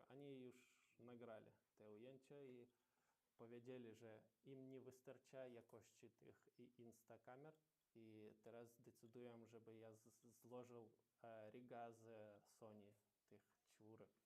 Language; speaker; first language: Polish; non-native, learner; Ukrainian